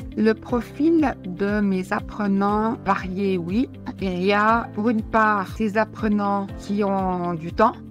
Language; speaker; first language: French; non-native, fluent; Spanish